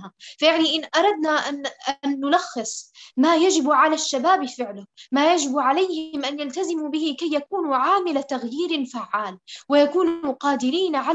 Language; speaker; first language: Arabic; native; Arabic